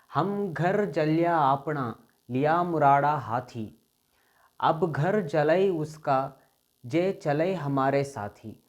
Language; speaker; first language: Hindi; non-native, local second language; Kannada